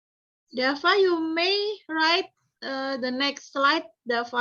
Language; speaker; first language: English; non-native, fluent; Indonesian